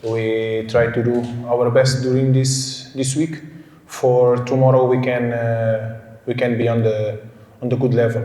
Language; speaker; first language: English; non-native, fluent; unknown